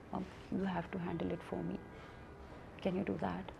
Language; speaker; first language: Urdu; native; Urdu